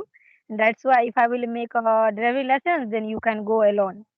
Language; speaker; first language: English; non-native, learner; Hindi